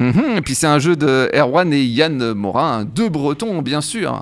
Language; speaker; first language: French; native; French